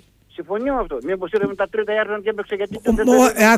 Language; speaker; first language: Greek; native; Greek